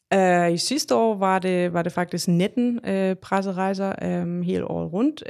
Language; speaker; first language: Danish; non-native, fluent; German